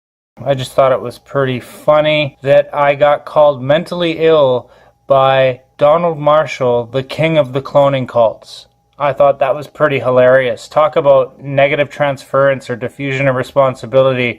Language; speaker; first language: English; native; English